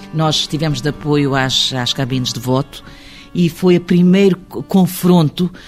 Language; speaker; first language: Portuguese; early bilingual, heritage; Portuguese